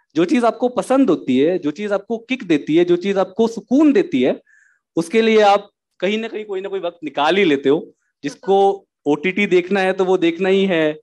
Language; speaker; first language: Hindi; native; Hindi